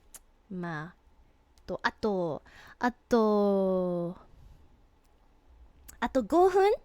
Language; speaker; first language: Japanese; non-native, learner; English